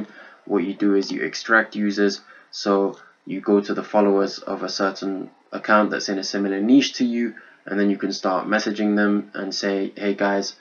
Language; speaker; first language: English; native; English